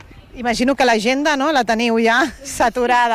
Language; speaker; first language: Catalan; native; Catalan